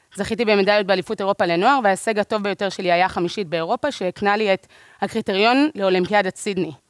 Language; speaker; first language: Hebrew; native; Hebrew